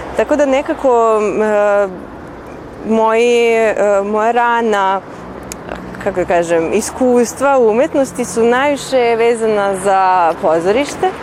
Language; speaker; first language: Serbian; native; Serbian